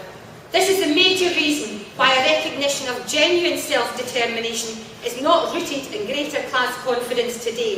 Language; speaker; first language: English; native; English